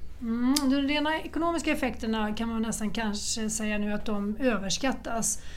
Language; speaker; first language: Swedish; native; Swedish